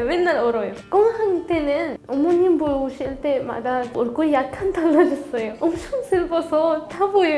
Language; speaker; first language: Korean; non-native, fluent; Arabic